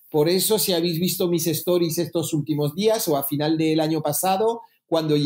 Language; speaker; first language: Spanish; early bilingual, heritage; French